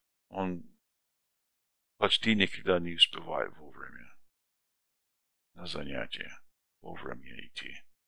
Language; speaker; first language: Russian; non-native, fluent; English